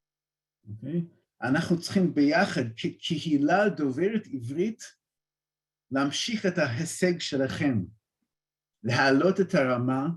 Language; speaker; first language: Hebrew; non-native, fluent; English